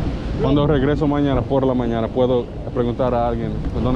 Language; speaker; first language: Spanish; non-native, learner; English